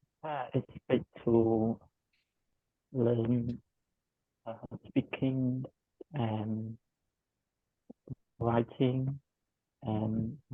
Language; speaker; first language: English; non-native, learner; Khmer